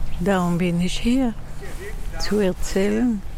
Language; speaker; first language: German; non-native, fluent; Dutch